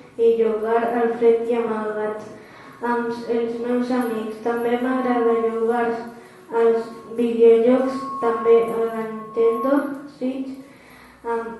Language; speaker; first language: Catalan; non-native, local second language; Spanish